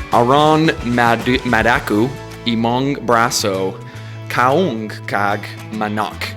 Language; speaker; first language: Cebuano; non-native, learner; English